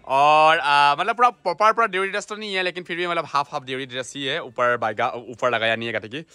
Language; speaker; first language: Hindi; non-native, local second language; Assamese